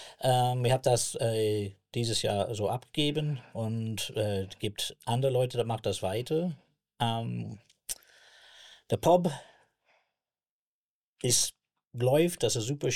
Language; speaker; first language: German; non-native, learner; English